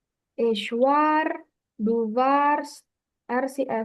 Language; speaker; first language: German; non-native, fluent; Indonesian